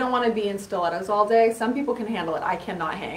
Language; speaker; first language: English; native; English